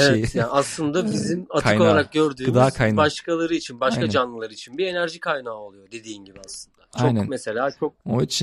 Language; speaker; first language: Turkish; native; Turkish